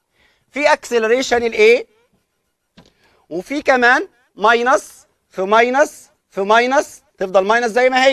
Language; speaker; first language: Arabic; native; Arabic